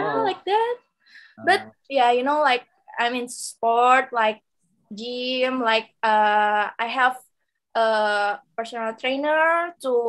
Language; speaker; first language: English; non-native, local second language; Indonesian